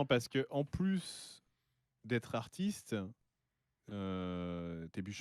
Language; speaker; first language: French; native; French